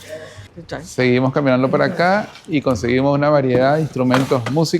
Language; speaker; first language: Spanish; native; Spanish